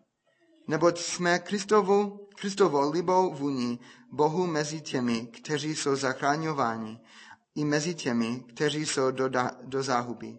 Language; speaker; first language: Czech; non-native, fluent; English